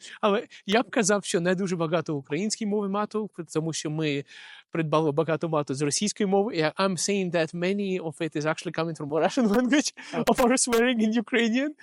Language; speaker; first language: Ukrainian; non-native, local second language; Russian